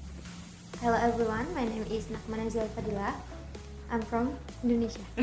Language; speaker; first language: English; non-native, learner; Indonesian